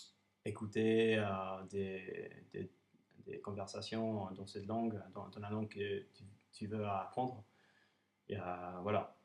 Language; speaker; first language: French; non-native, fluent; English